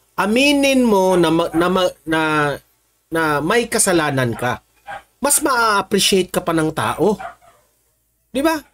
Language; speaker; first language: Filipino; non-native, local second language; Cebuano